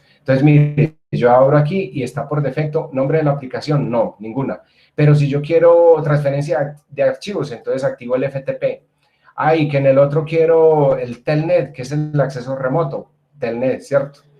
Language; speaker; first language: Spanish; native; Spanish